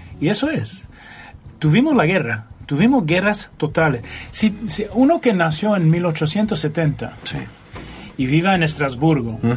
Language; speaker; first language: Spanish; non-native, fluent; Dutch